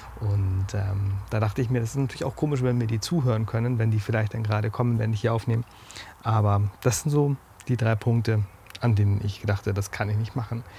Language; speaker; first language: German; native; German